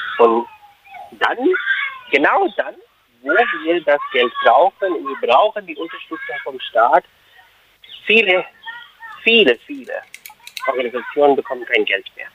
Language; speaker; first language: German; non-native, fluent; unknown